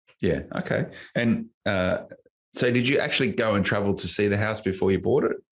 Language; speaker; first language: English; native; English